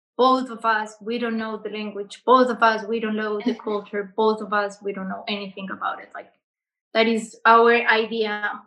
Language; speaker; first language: English; non-native, learner; Spanish